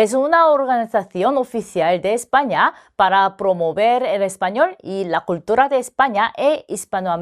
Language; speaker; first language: Spanish; non-native, fluent; Korean